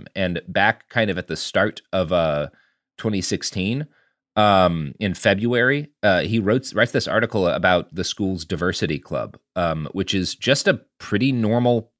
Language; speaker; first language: English; native; English